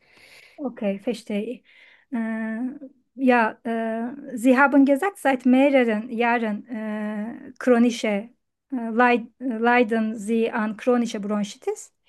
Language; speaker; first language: German; non-native, learner; Turkish